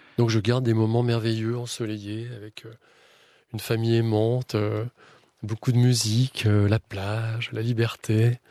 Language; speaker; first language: French; native; French